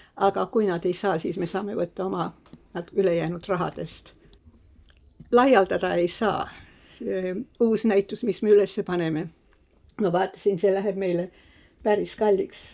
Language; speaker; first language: Estonian; early bilingual, heritage; Estonian